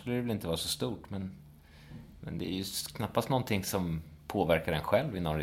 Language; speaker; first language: Swedish; native; Swedish